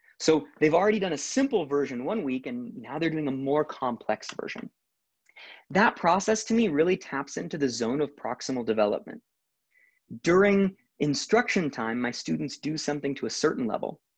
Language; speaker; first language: English; native; English